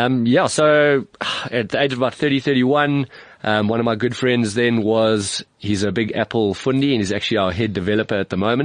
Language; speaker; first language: English; native; English